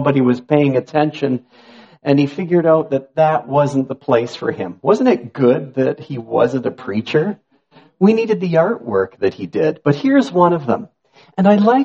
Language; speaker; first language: English; native; English